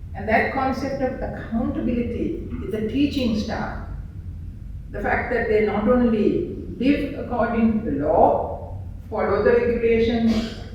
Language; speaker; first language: English; non-native, local second language; Sinhala